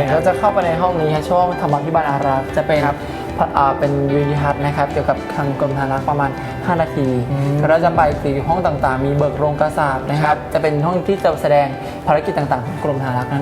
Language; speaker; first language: Thai; native; Thai